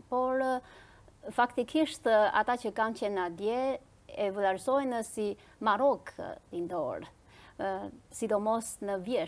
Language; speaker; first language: Albanian; non-native, fluent; Chinese